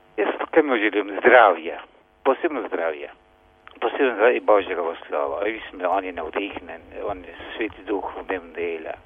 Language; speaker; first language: Slovenian; early bilingual, heritage; Slovenian